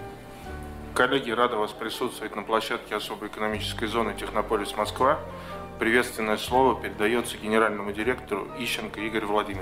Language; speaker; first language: Russian; native; Russian